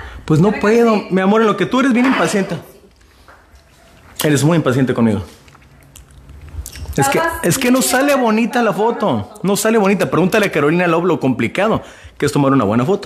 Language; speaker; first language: Spanish; native; Spanish